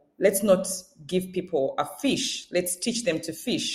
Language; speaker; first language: English; non-native, local second language; Ganda